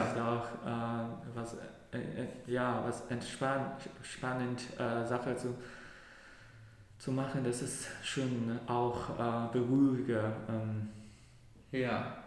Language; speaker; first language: German; non-native, learner; Cantonese